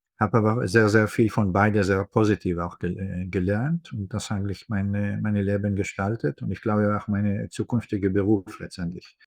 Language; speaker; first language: German; non-native, fluent; Hebrew